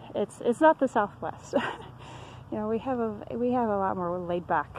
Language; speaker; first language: English; native; English